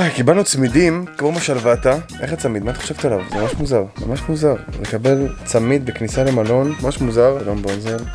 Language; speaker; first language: Hebrew; native; Hebrew